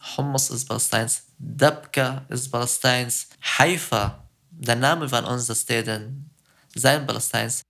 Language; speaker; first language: Dutch; non-native, fluent; Arabic